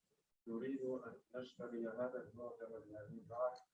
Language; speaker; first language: Arabic; non-native, learner; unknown